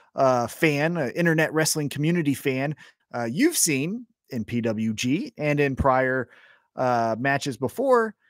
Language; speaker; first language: English; native; English